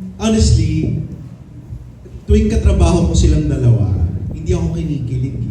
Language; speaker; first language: Filipino; native; Filipino